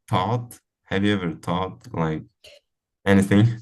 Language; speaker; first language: English; non-native, fluent; Uzbek